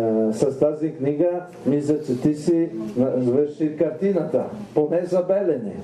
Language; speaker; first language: Bulgarian; non-native, fluent; Italian